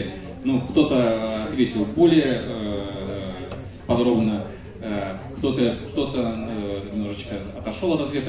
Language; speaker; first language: Russian; native; Russian